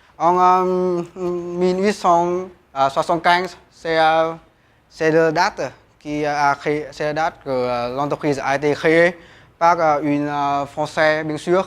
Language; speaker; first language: French; non-native, learner; Vietnamese